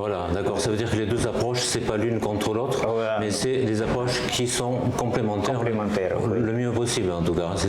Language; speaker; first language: French; native; French